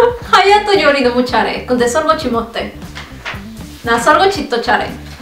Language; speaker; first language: Korean; non-native, learner; Spanish